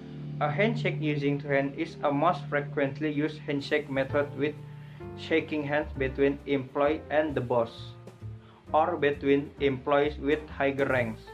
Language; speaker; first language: English; non-native, fluent; Indonesian